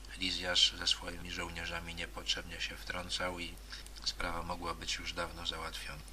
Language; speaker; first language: Polish; native; Polish